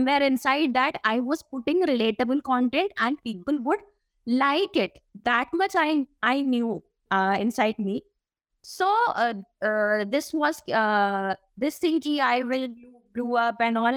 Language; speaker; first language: English; non-native, local second language; Malayalam